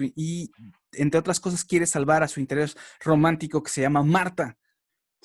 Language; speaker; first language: Spanish; native; Spanish